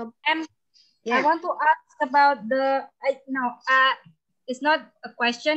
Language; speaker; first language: English; non-native, learner; Indonesian